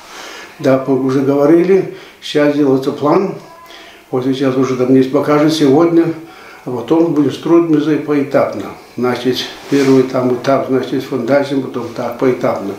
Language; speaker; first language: Russian; early bilingual, heritage; Russian